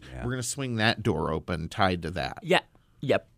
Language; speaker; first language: English; non-native, fluent; Persian